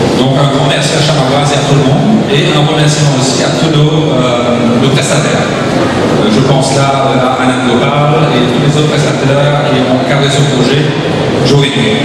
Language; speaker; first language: French; native; French